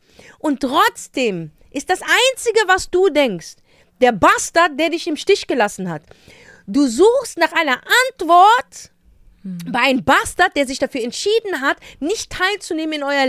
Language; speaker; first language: German; native; German